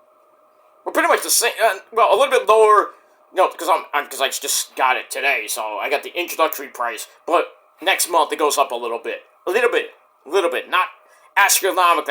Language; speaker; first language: English; native; English